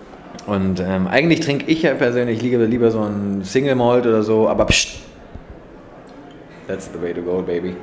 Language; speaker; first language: German; native; German